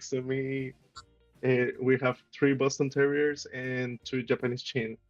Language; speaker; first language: English; non-native, learner; Spanish